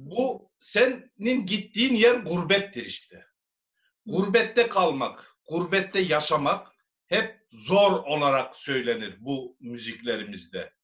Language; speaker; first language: Turkish; native; Turkish